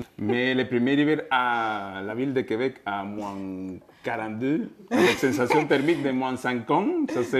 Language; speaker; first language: French; non-native, fluent; Spanish